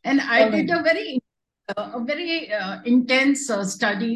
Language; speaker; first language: English; non-native, local second language; Hindi